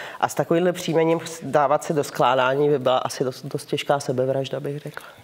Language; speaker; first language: Czech; early bilingual, heritage; Czech